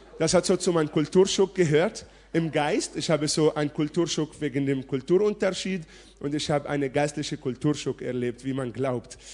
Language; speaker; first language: German; non-native, fluent; Arabic